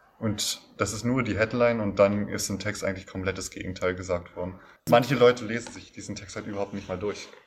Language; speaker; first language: German; native; German